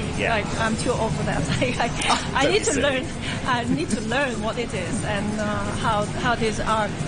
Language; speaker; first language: English; non-native, local second language; Cantonese